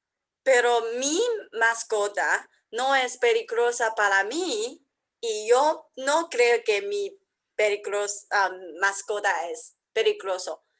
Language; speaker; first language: Spanish; non-native, learner; English